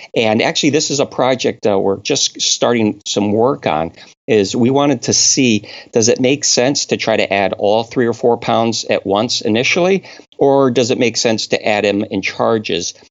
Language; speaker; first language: English; native; English